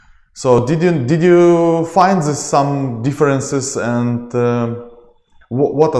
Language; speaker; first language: English; non-native, learner; Ukrainian